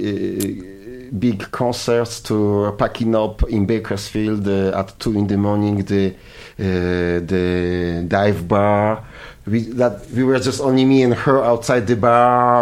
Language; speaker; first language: English; non-native, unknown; Polish